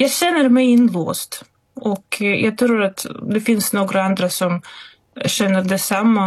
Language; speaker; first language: Swedish; non-native, fluent; Russian